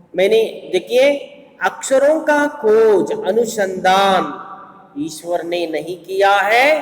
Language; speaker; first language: Hindi; non-native, local second language; Kannada